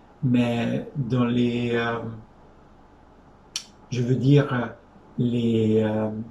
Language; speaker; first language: French; non-native, fluent; Hungarian